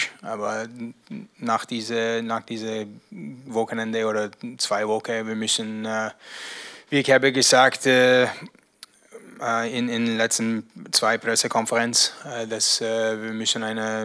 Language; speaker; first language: German; non-native, learner; English